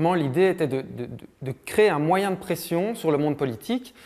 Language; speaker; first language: French; native; French